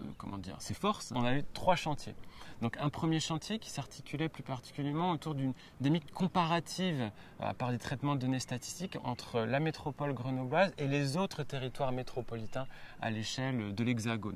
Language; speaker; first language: French; native; French